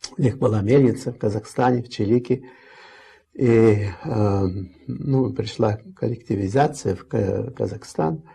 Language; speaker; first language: Russian; early bilingual, heritage; Russian